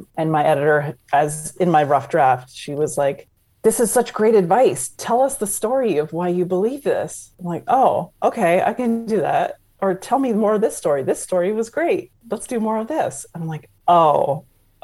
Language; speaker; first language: English; native; English